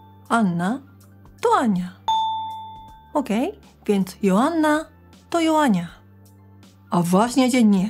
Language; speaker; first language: Polish; non-native, fluent; Japanese